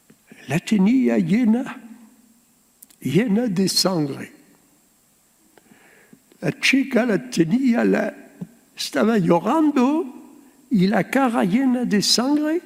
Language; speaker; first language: Spanish; early bilingual, heritage; Spanish